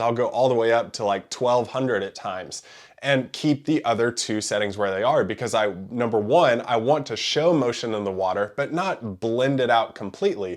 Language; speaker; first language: English; native; English